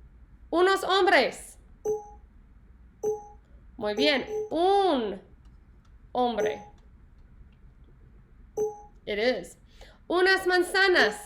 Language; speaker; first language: Spanish; non-native, learner; English